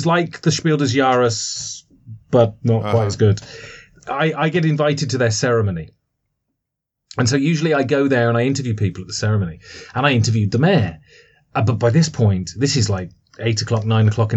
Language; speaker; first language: English; native; English